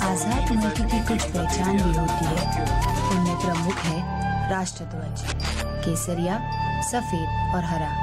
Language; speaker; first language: Hindi; native; Hindi